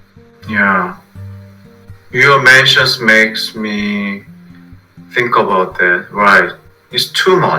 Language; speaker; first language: English; non-native, fluent; Korean